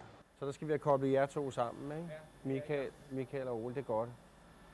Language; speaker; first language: Danish; native; Danish